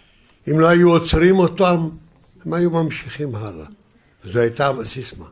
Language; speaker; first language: Hebrew; early bilingual, other home language; Yiddish